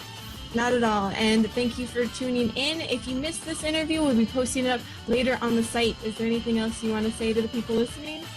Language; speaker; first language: English; native; English